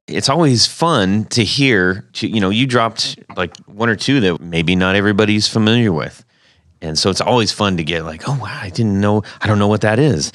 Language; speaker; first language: English; native; English